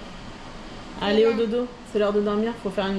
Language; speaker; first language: French; native; French